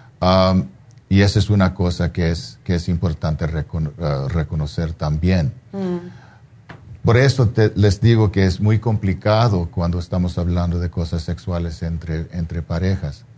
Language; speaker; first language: Spanish; non-native, fluent; English